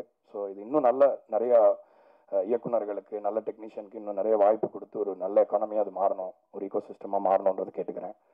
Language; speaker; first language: Tamil; native; Tamil